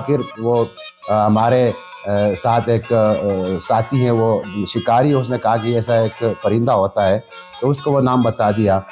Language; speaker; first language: Urdu; non-native, local second language; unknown